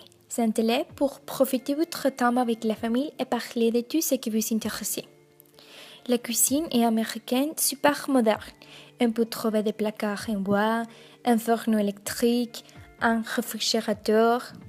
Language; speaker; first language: French; non-native, learner; Spanish